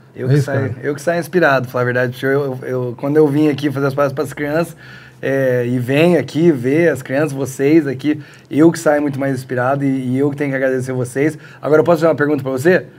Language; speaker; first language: Portuguese; early bilingual, heritage; Portuguese